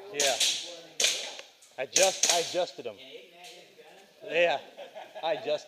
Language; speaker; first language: English; native; English